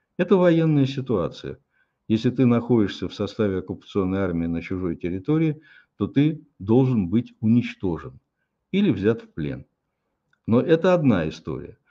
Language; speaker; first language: Russian; native; Russian